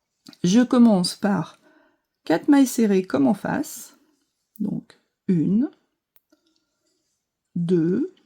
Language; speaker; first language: French; native; French